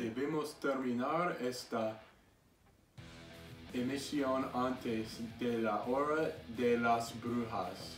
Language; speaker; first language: Spanish; non-native, learner; English